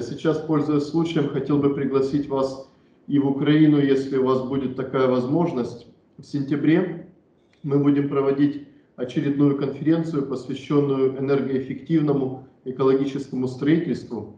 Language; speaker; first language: Russian; native; Russian